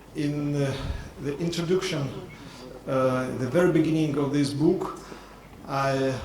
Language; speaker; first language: English; non-native, fluent; Ukrainian